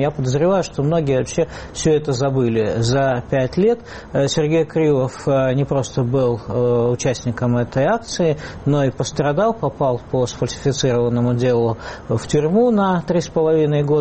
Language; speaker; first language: Russian; native; Russian